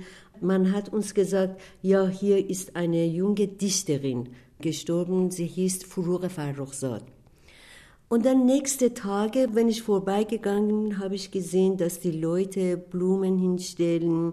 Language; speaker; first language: German; non-native, fluent; Persian